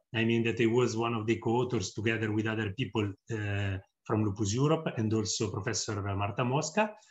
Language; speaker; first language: English; non-native, fluent; Italian